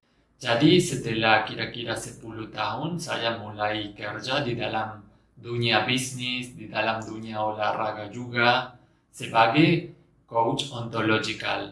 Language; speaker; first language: Indonesian; non-native, fluent; Spanish